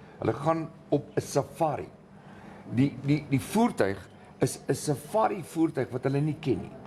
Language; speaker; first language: Afrikaans; native; Afrikaans